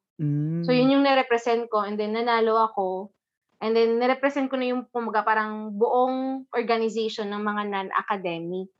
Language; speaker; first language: Filipino; non-native, local second language; Hiligaynon